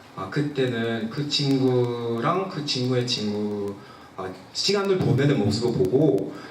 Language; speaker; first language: Korean; non-native, fluent; English